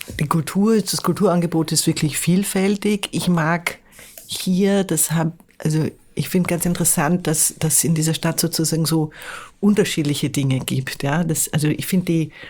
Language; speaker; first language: German; native; German